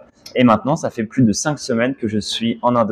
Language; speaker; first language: French; native; French